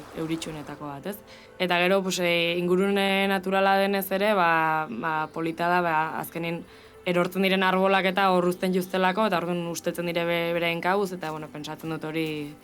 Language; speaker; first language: Basque; native; Basque